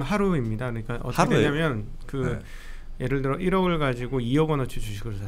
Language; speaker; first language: Korean; native; Korean